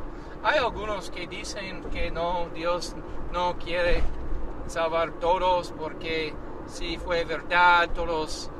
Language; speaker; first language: Spanish; non-native, learner; English